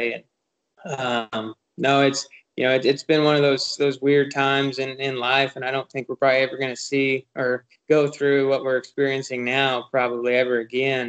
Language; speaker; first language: English; native; English